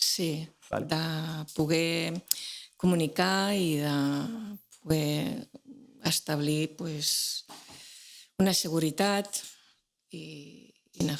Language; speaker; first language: Catalan; non-native, local second language; Spanish